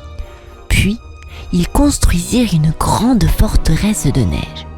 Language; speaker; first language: French; native; French